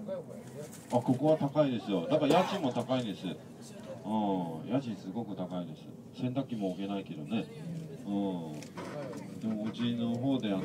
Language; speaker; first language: Japanese; non-native, fluent; Chinese